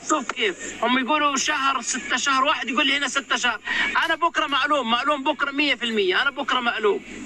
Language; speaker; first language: Arabic; native; Arabic